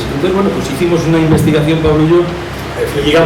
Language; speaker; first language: Spanish; native; Spanish